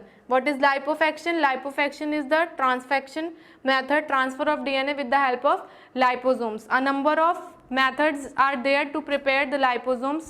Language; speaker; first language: English; non-native, local second language; Hindi